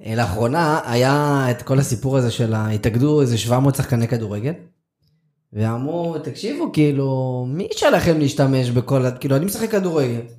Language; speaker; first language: Hebrew; native; Hebrew